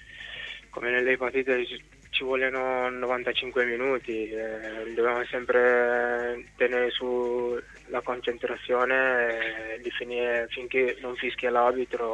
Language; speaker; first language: Italian; non-native, fluent; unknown